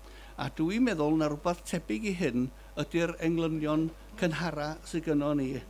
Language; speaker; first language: Welsh; native; Welsh